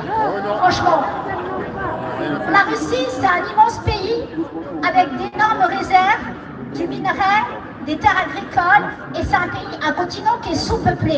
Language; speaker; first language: French; native; French